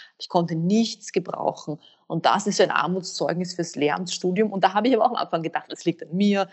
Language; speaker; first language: German; early bilingual, other home language; Bosnian